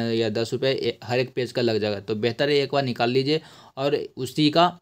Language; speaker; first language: Hindi; native; Hindi